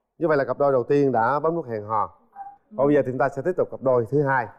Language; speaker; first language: Vietnamese; native; Vietnamese